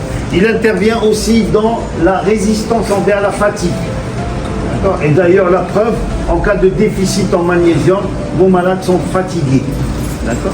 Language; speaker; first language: French; non-native, local second language; Arabic